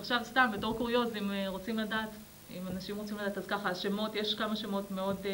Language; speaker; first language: Hebrew; native; Hebrew